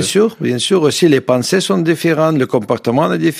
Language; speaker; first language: French; non-native, fluent; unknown